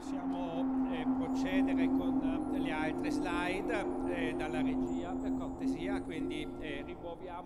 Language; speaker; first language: Italian; native; Italian